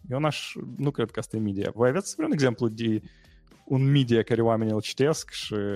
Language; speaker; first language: Romanian; native; Romanian